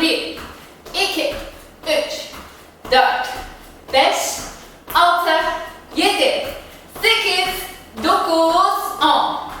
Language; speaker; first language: Turkish; non-native, fluent; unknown